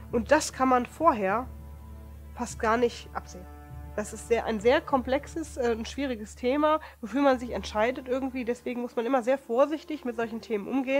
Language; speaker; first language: German; native; German